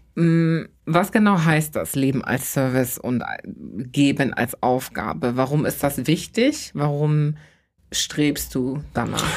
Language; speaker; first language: German; early bilingual, other home language; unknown